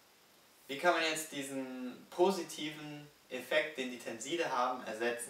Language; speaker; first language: German; native; German